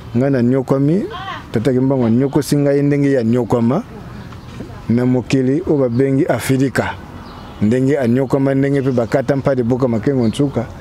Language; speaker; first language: Lingala; non-native, local second language; Kongo